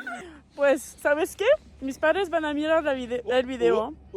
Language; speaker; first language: Spanish; non-native, learner; French